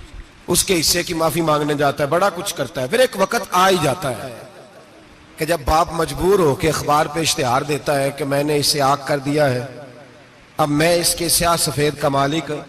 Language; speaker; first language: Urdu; non-native, local second language; Punjabi